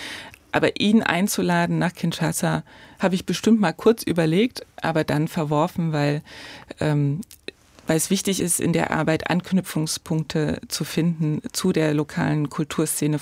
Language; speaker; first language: German; native; German